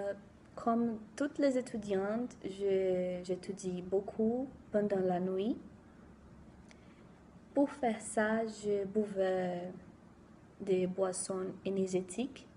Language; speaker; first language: French; non-native, learner; Portuguese